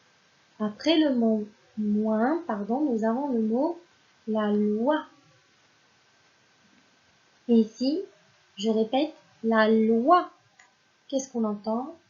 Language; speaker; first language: French; non-native, local second language; Arabic